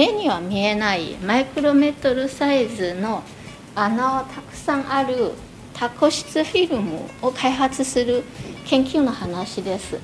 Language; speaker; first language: Japanese; non-native, fluent; Chinese